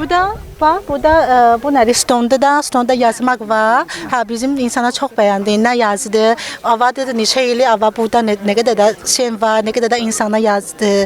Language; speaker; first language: Azerbaijani; non-native, learner; Chinese